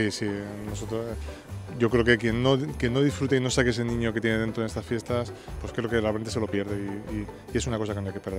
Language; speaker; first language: Spanish; native; Spanish